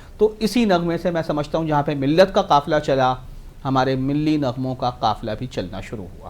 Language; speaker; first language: Urdu; native; Urdu